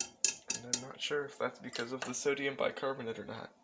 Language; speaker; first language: English; native; English